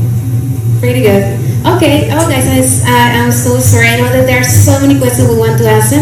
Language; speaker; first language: English; non-native, fluent; Spanish